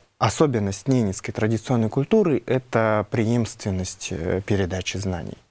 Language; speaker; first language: Russian; non-native, local second language; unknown